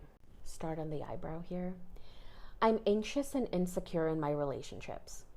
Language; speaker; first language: English; native; English